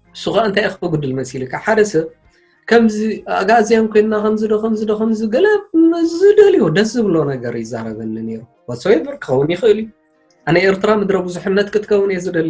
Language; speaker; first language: Tigrinya; native; Tigrinya